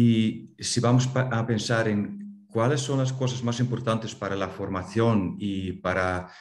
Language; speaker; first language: Spanish; non-native, fluent; Dutch